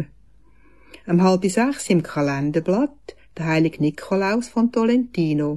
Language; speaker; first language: German; native; German